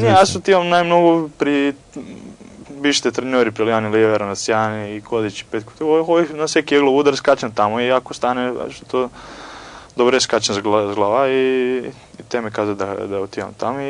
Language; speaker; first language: Bulgarian; non-native, fluent; Croatian